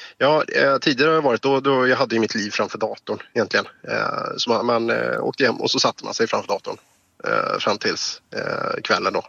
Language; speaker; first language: Swedish; native; Swedish